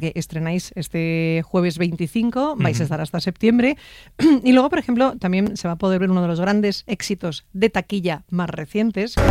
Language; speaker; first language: Spanish; native; Spanish